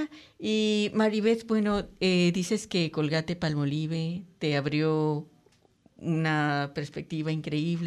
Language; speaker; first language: Spanish; native; Spanish